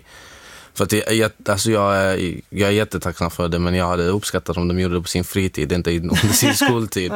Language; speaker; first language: Swedish; non-native, fluent; Arabic